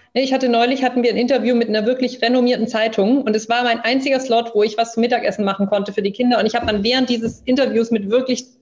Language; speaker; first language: German; early bilingual, other home language; English